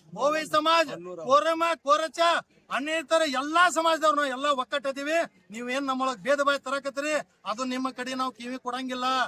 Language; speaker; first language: Kannada; non-native, local second language; Lambadi